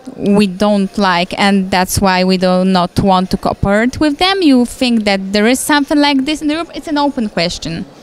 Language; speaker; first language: English; non-native, fluent; Polish